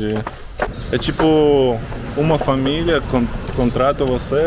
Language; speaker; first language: Portuguese; non-native, learner; Russian